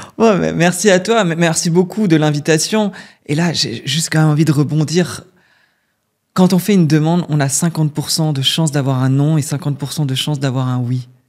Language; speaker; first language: French; native; French